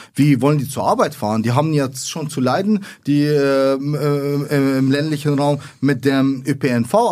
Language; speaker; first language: German; early bilingual, other home language; Arabic